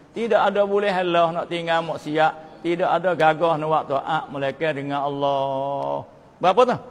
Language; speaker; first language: Malay; native; Malay